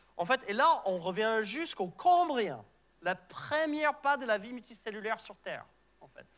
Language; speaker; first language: French; non-native, fluent; English